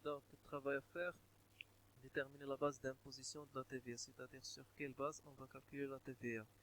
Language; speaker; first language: French; non-native, local second language; Arabic